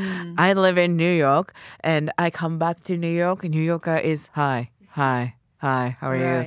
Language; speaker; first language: English; non-native, learner; Japanese